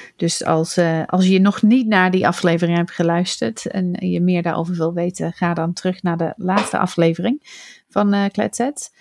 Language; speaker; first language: Dutch; non-native, fluent; English